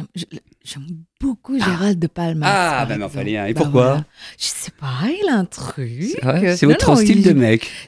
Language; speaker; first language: French; non-native, fluent; Indonesian